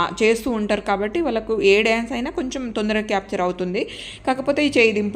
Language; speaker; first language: Telugu; non-native, local second language; Lambadi